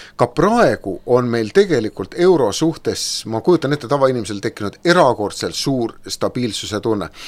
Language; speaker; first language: Estonian; native; Estonian